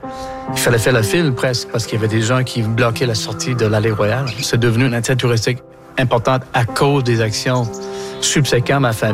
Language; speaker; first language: French; non-native, local second language; English